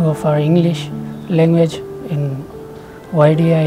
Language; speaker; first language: English; non-native, learner; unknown